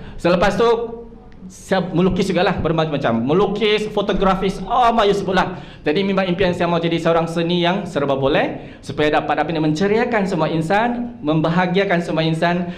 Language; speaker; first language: Malay; non-native, local second language; Chinese